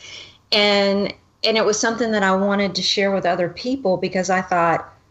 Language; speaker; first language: English; native; English